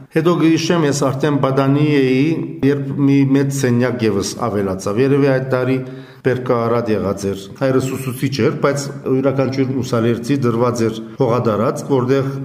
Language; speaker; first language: Armenian; early bilingual, heritage; Armenian